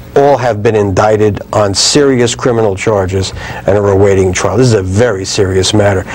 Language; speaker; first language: English; native; English